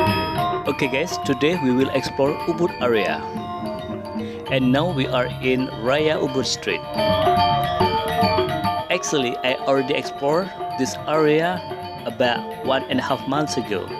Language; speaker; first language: English; non-native, learner; Indonesian